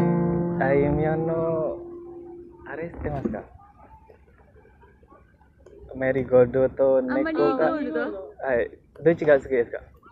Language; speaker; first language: Japanese; non-native, learner; Indonesian